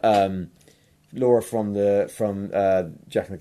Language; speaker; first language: English; native; English